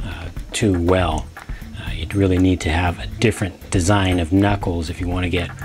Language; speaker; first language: English; native; English